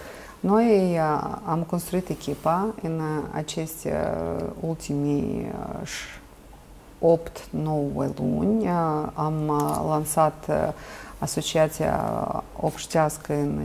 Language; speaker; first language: Romanian; non-native, local second language; Russian